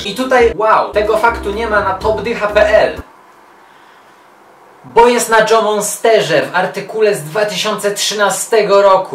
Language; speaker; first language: Polish; native; Polish